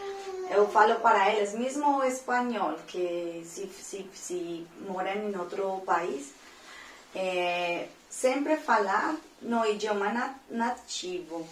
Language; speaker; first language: Portuguese; non-native, fluent; Spanish